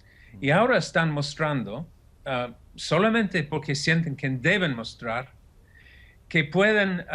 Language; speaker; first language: Spanish; non-native, fluent; English